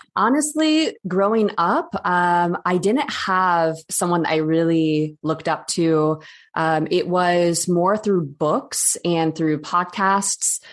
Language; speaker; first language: English; native; English